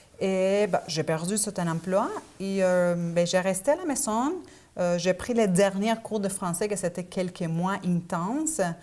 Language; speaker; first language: French; non-native, fluent; Spanish